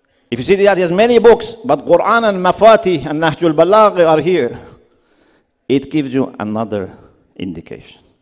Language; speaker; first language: English; non-native, fluent; Persian